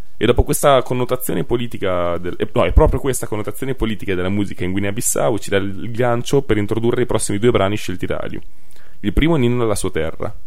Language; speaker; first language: Italian; native; Italian